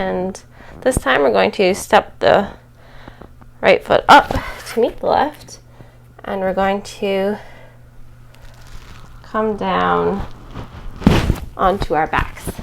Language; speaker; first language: English; native; English